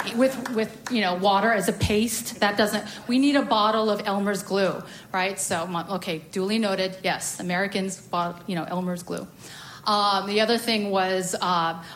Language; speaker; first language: English; native; English